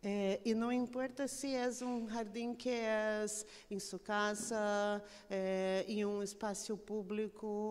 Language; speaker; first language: Spanish; non-native, fluent; Portuguese